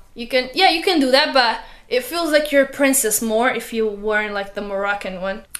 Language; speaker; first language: English; non-native, learner; Arabic